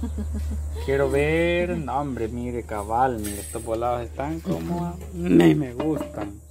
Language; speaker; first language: Spanish; native; Spanish